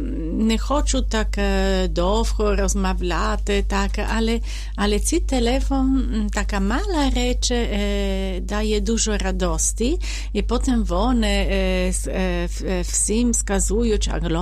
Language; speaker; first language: Ukrainian; non-native, learner; Polish